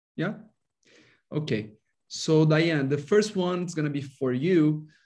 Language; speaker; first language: English; non-native, fluent; Portuguese